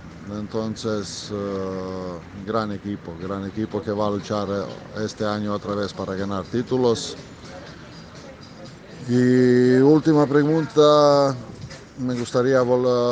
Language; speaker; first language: Spanish; non-native, learner; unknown